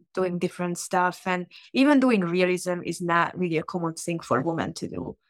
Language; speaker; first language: English; non-native, fluent; Hungarian